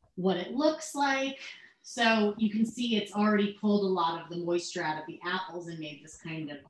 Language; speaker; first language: English; native; English